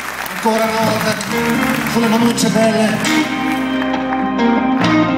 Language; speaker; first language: Italian; native; Italian